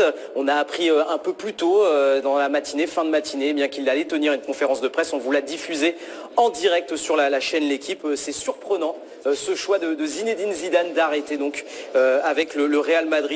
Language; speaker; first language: French; native; French